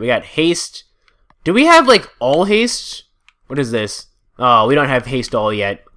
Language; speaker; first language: English; native; English